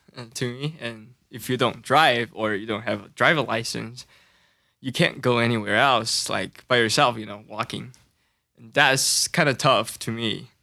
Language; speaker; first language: English; non-native, learner; Chinese